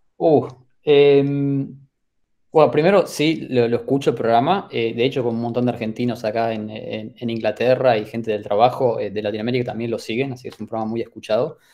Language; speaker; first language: Spanish; native; Spanish